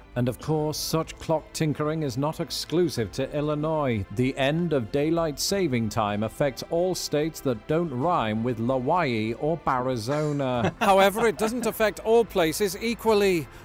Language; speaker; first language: English; native; English